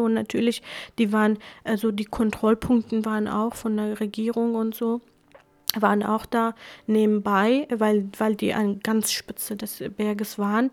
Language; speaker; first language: German; non-native, fluent; Kurdish